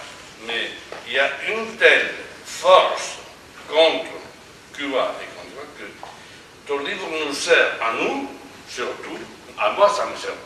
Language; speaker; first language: French; non-native, fluent; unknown